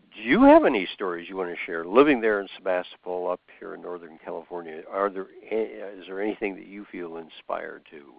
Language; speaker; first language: English; native; English